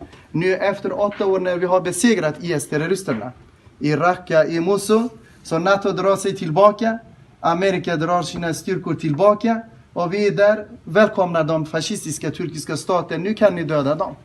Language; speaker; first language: Swedish; non-native, fluent; Kurdish